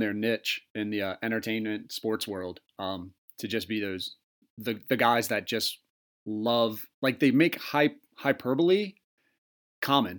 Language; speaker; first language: English; native; English